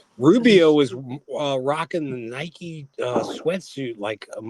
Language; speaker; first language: English; native; English